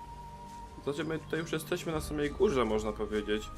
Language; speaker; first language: Polish; native; Polish